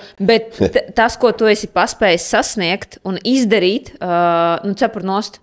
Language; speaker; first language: Latvian; native; Latvian